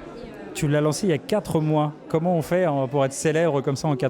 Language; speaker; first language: French; native; French